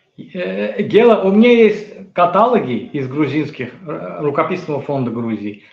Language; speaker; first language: Russian; non-native, local second language; Azerbaijani